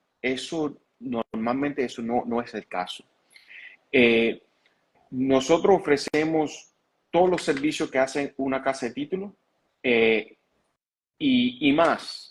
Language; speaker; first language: Spanish; early bilingual, heritage; Spanish